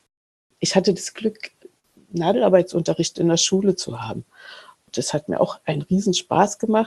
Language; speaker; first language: German; native; German